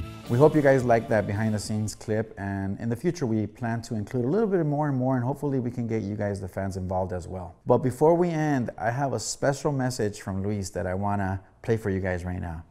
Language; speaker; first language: English; early bilingual, other home language; Spanish